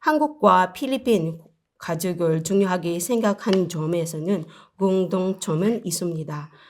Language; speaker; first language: Korean; non-native, learner; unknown